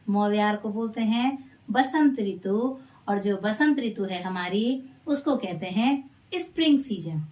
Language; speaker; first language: Hindi; non-native, local second language; Garhwali